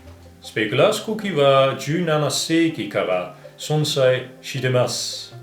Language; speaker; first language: Japanese; non-native, fluent; Dutch